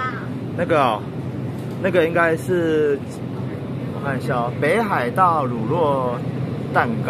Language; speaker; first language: Chinese; native; Chinese